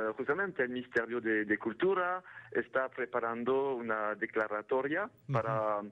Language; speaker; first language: Spanish; non-native, fluent; French